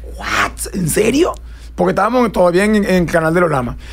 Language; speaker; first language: Spanish; native; Spanish